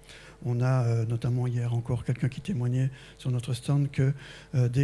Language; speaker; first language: French; native; French